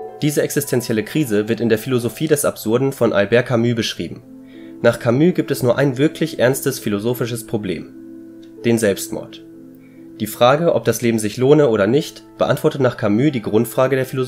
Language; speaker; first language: German; native; German